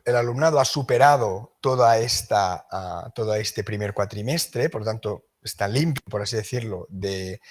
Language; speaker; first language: Spanish; non-native, local second language; Catalan